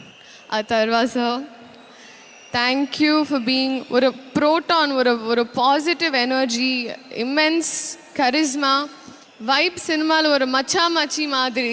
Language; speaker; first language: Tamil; non-native, learner; Telugu